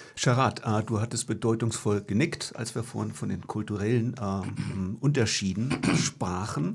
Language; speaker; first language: German; native; German